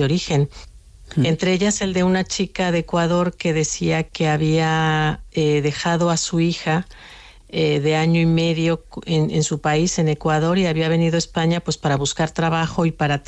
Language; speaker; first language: Spanish; native; Spanish